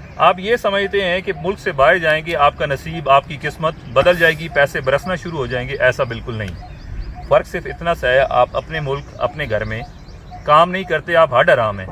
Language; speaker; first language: Urdu; non-native, local second language; Punjabi